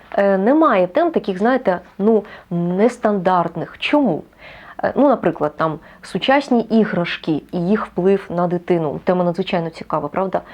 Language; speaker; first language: Ukrainian; native; Ukrainian